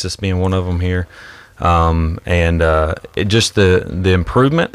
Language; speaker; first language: English; native; English